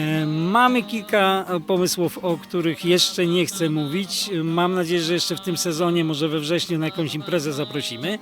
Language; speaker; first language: Polish; native; Polish